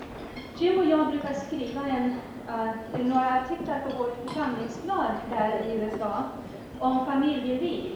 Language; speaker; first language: Swedish; early bilingual, heritage; Swedish